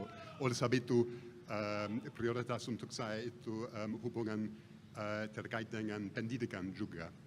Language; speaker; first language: Indonesian; non-native, fluent; English